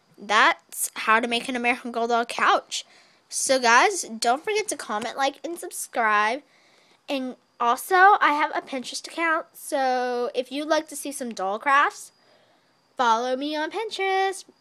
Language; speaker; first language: English; native; English